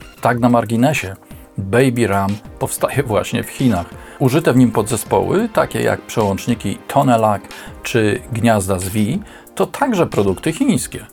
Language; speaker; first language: Polish; native; Polish